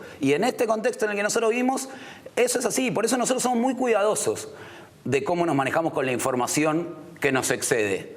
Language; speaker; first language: Spanish; native; Spanish